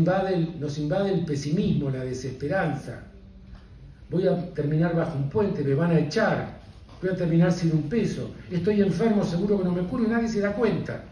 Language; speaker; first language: Spanish; native; Spanish